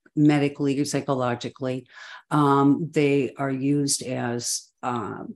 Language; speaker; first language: English; native; English